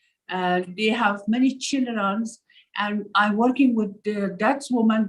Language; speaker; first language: English; non-native, learner; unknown